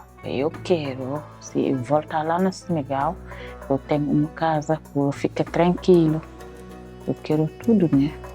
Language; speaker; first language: Portuguese; non-native, learner; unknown